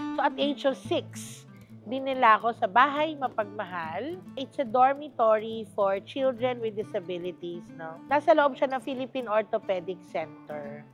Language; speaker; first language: Filipino; non-native, local second language; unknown